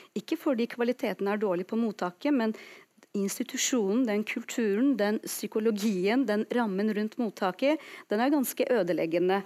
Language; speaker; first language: Norwegian; non-native, fluent; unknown